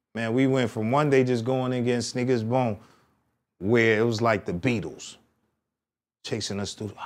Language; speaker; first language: English; native; English